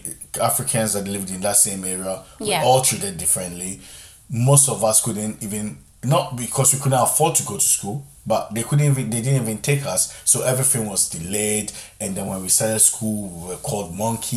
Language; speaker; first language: English; non-native, local second language; Akan